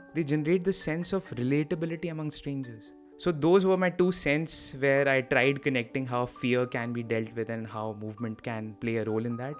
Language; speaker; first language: English; non-native, local second language; Hindi